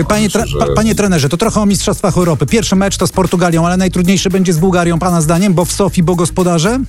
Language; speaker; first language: Polish; native; Polish